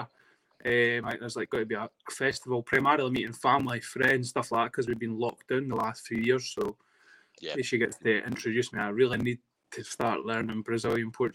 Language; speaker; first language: English; native; English